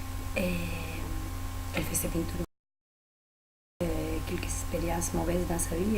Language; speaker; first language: French; non-native, learner; Spanish